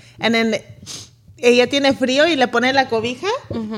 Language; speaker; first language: Spanish; early bilingual, heritage; Spanish